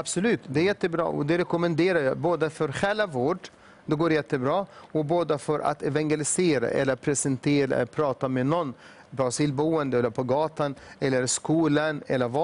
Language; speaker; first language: Swedish; non-native, fluent; Arabic